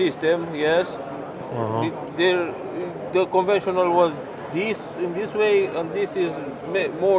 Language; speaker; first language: English; non-native, learner; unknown